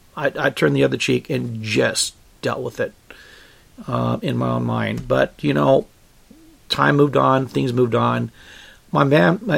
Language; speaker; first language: English; native; English